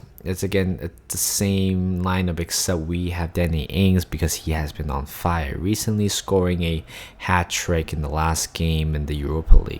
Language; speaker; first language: English; non-native, fluent; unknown